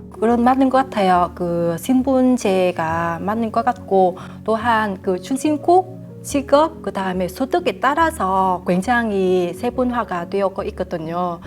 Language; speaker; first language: Korean; non-native, fluent; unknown